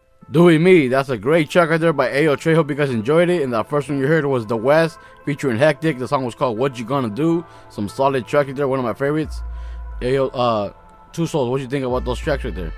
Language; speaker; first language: English; early bilingual, other home language; Spanish